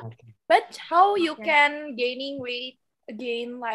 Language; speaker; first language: English; non-native, local second language; Indonesian